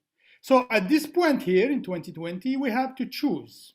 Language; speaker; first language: English; non-native, fluent; Arabic